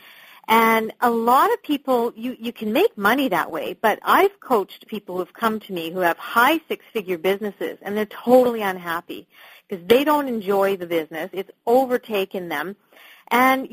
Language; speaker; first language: English; native; English